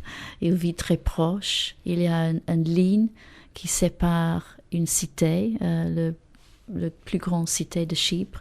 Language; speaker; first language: French; non-native, fluent; English